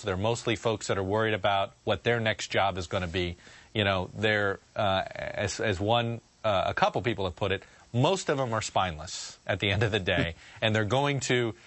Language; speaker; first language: English; native; English